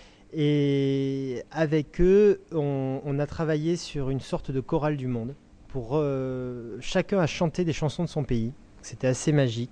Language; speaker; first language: French; native; French